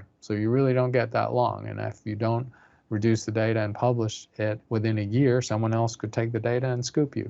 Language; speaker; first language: English; native; English